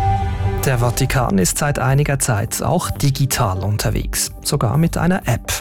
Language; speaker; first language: German; native; German